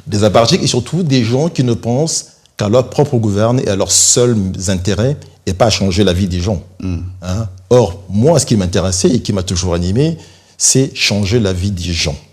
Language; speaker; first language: French; early bilingual, other home language; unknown